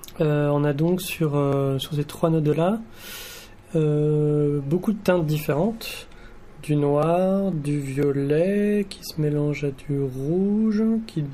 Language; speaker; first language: French; native; French